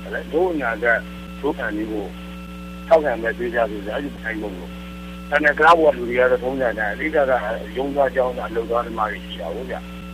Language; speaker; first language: Burmese; native; Burmese